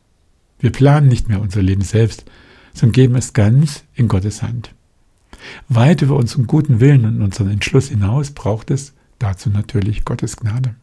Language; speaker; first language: German; native; German